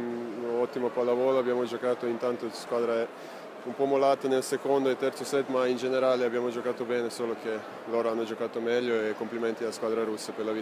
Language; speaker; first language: Italian; non-native, fluent; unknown